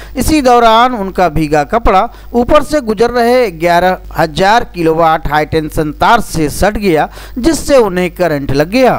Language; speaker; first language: Hindi; native; Hindi